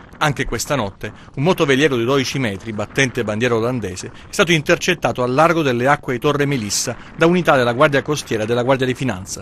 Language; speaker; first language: Italian; native; Italian